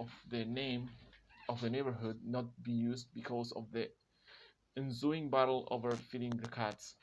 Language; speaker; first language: English; non-native, fluent; Spanish